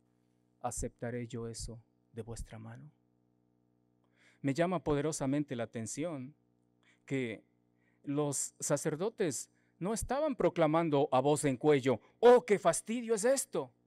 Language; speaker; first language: Spanish; native; Spanish